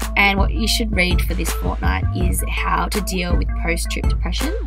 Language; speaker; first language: English; native; English